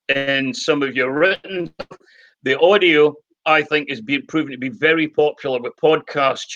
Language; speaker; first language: English; native; English